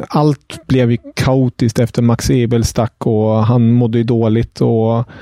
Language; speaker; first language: Swedish; non-native, fluent; German